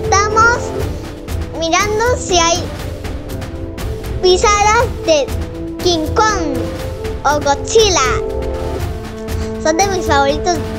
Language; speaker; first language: Spanish; early bilingual, heritage; Spanish